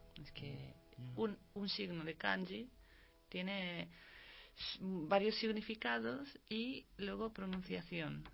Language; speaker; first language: Spanish; non-native, fluent; Japanese